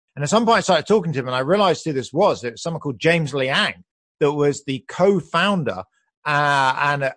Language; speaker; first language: English; native; English